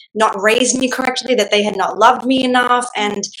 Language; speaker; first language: English; non-native, local second language; Gujarati